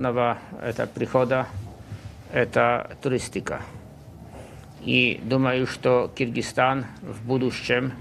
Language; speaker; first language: Russian; non-native, fluent; Polish